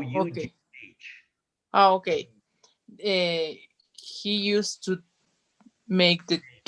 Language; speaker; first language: English; non-native, learner; Spanish